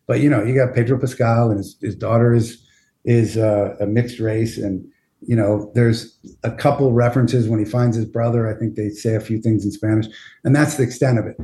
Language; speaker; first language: English; native; English